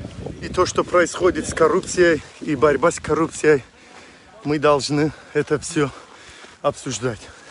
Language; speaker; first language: Russian; non-native, local second language; Azerbaijani